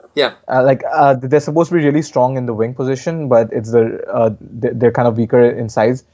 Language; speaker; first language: English; non-native, local second language; Hindi